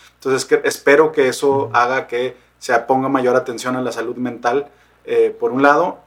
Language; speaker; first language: Spanish; native; Spanish